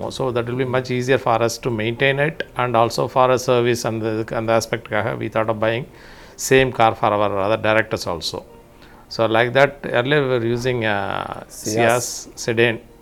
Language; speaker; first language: English; non-native, local second language; Tamil